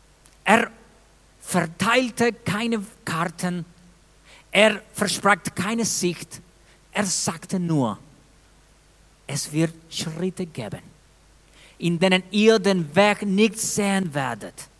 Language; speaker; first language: German; non-native, fluent; Spanish